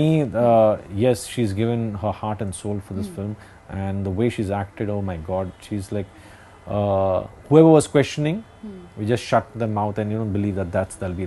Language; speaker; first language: English; non-native, local second language; Hindi